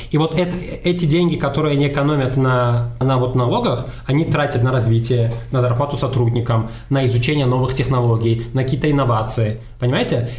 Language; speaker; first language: Russian; non-native, local second language; Tajik